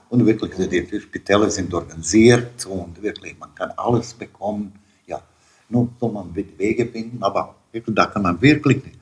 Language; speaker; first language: German; non-native, fluent; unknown